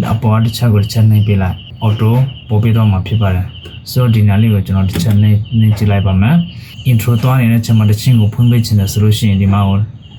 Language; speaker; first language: Burmese; non-native, local second language; Shan